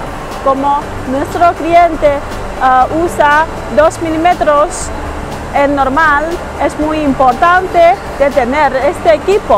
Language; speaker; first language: Spanish; non-native, learner; Chinese